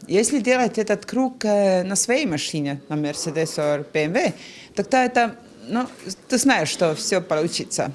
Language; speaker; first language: Russian; non-native, learner; Estonian